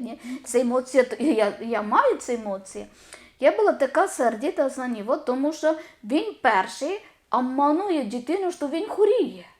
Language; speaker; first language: Ukrainian; non-native, learner; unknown